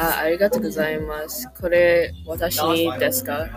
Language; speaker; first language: Japanese; non-native, learner; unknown